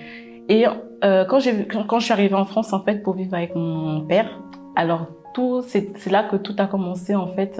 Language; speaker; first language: French; native; French